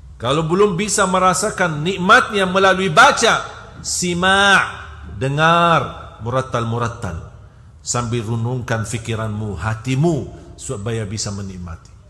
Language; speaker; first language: Malay; non-native, fluent; Arabic